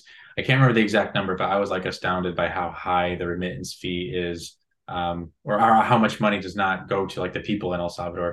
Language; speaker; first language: English; native; English